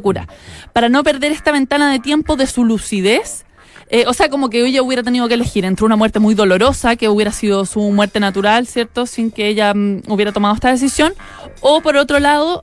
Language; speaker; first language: Spanish; native; Spanish